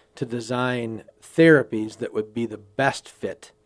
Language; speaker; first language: English; native; English